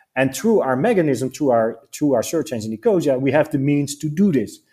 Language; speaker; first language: English; non-native, fluent; Dutch